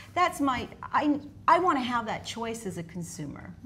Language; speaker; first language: English; native; English